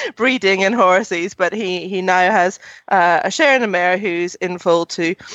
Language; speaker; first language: English; native; English